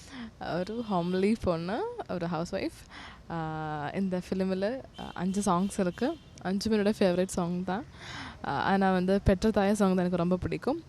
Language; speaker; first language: Tamil; non-native, learner; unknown